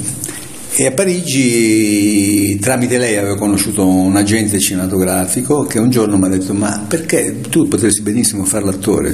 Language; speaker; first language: Italian; native; Italian